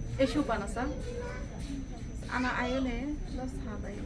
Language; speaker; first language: Arabic; non-native, learner; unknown